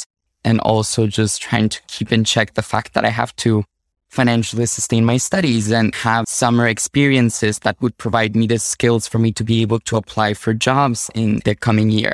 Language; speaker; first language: English; non-native, fluent; Spanish